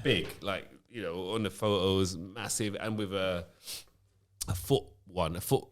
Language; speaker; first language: English; native; English